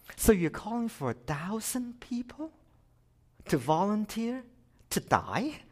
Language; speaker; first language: English; non-native, local second language; Cantonese